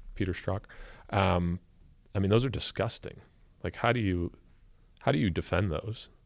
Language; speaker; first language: English; native; English